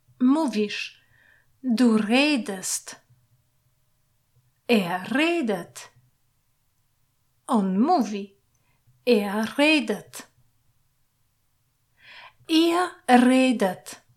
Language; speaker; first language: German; non-native, fluent; Polish